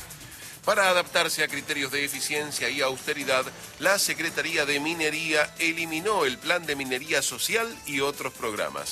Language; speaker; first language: Spanish; native; Spanish